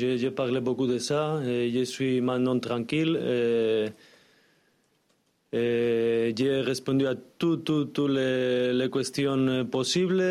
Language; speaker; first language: French; non-native, learner; Spanish